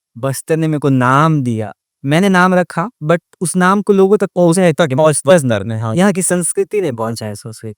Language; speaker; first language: Hindi; non-native, local second language; Odia